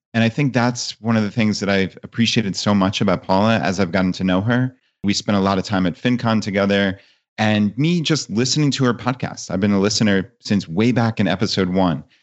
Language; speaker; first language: English; native; English